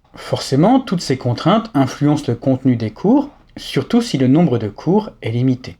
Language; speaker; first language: French; native; French